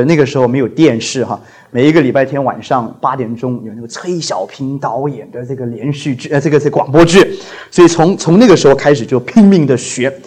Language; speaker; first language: Chinese; non-native, local second language; Cantonese